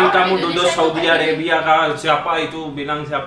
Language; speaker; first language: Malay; non-native, learner; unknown